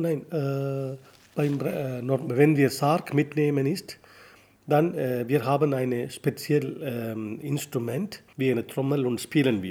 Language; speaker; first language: German; non-native, learner; Tamil